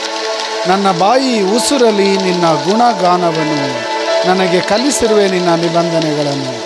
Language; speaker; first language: Kannada; native; Kannada